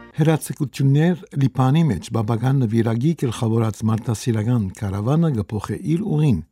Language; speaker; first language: Armenian; native; Armenian